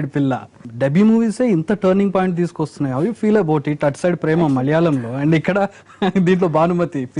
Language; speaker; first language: Telugu; native; Telugu